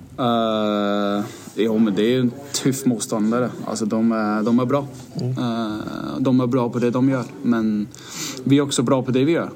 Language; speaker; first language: Swedish; non-native, fluent; Danish